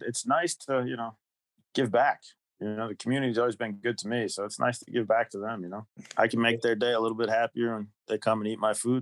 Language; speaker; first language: English; native; English